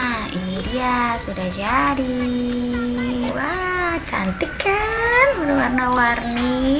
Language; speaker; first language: Indonesian; native; Indonesian